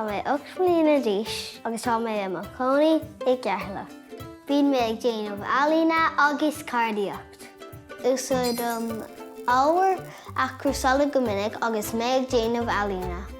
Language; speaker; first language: Irish; non-native, local second language; English